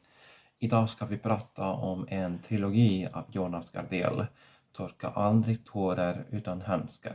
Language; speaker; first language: Swedish; non-native, fluent; Catalan